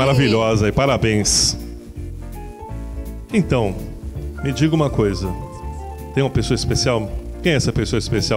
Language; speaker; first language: Portuguese; native; Portuguese